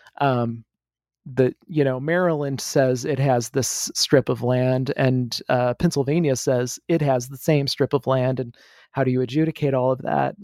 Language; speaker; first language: English; native; English